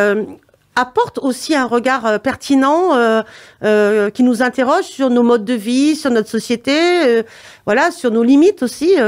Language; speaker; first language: French; native; French